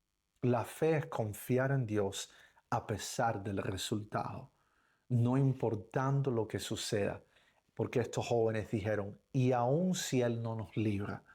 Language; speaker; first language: Spanish; native; Spanish